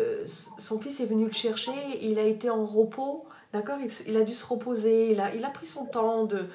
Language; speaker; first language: French; native; French